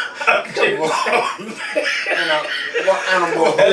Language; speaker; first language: English; native; English